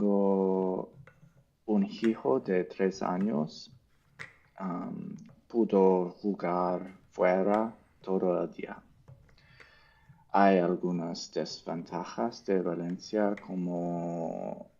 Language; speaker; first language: Spanish; non-native, learner; English